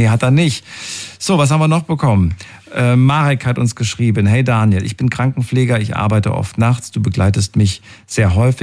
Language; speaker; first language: German; native; German